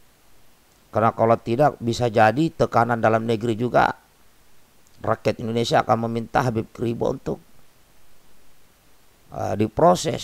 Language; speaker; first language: Indonesian; native; Indonesian